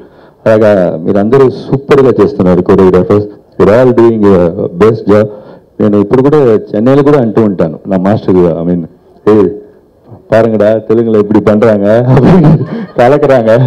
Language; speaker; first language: Telugu; non-native, fluent; Tamil